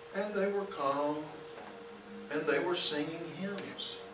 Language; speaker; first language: English; native; English